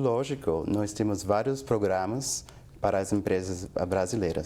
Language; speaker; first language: Portuguese; non-native, fluent; English